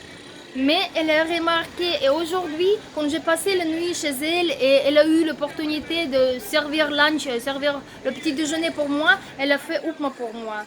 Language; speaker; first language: French; non-native, fluent; Russian